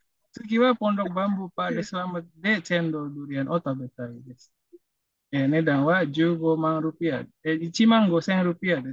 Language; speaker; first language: Japanese; non-native, fluent; Indonesian